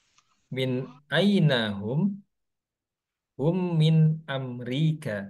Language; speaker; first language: Arabic; non-native, learner; Indonesian